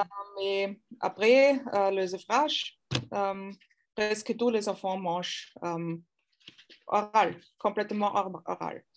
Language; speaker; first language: French; non-native, fluent; German